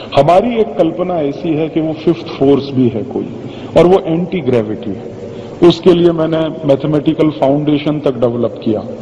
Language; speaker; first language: Hindi; native; Hindi